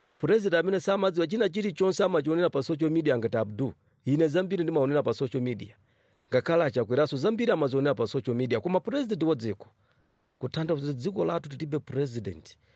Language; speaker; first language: Nyanja; non-native, local second language; Yao